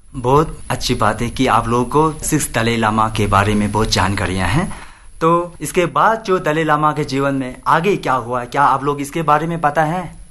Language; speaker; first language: Hindi; non-native, local second language; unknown